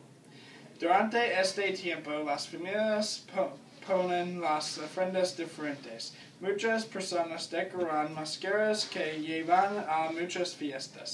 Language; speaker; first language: Spanish; non-native, learner; English